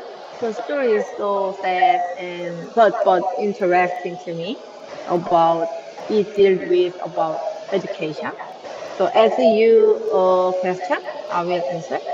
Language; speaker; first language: English; non-native, learner; Korean